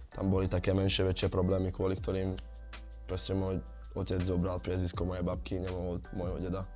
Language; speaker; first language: Slovak; early bilingual, other home language; Italian